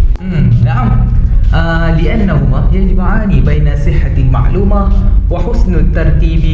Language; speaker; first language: Arabic; non-native, learner; Malay